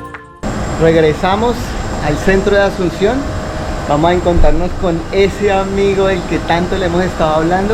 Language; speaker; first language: Spanish; native; Spanish